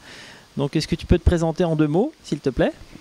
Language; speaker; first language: French; native; French